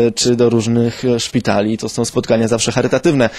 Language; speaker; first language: Polish; early bilingual, other home language; Spanish